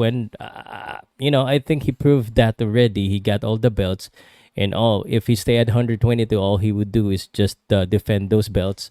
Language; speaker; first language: English; non-native, local second language; Filipino